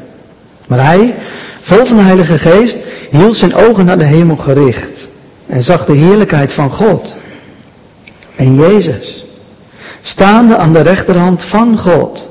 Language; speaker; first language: Dutch; native; Dutch